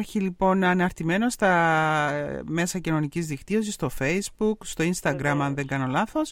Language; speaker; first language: Greek; native; Greek